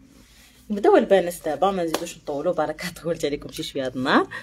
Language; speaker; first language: Arabic; native; Arabic